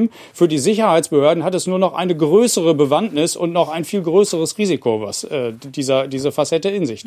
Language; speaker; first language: German; native; German